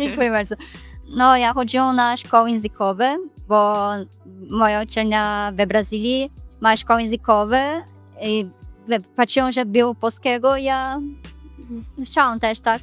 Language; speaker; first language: Polish; non-native, learner; Portuguese